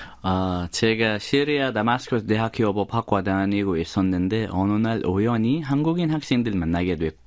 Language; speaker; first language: Korean; non-native, fluent; Arabic